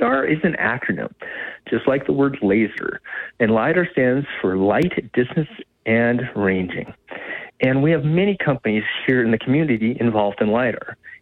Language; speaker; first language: English; native; English